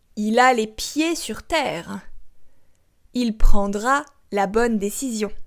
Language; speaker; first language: French; native; French